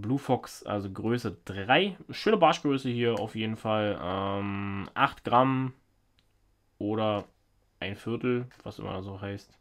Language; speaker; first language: German; native; German